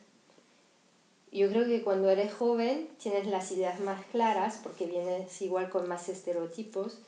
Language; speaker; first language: Spanish; non-native, fluent; French